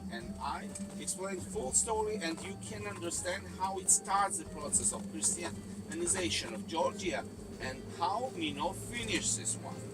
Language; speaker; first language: English; non-native, learner; Georgian